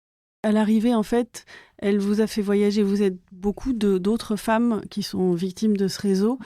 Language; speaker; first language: French; native; French